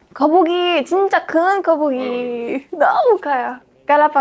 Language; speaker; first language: Korean; non-native, fluent; Spanish